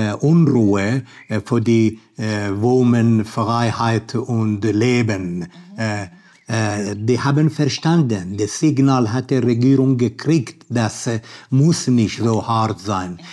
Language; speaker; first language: German; non-native, learner; Persian